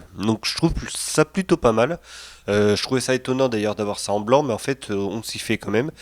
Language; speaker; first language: French; native; French